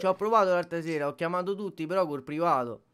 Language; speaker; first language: Italian; native; Italian